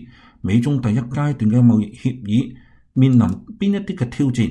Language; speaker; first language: Chinese; non-native, local second language; Cantonese